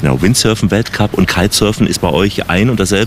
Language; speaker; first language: German; native; German